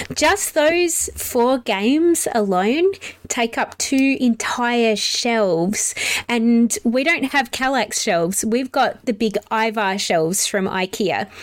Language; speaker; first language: English; native; English